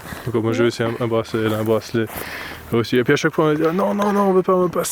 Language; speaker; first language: French; native; French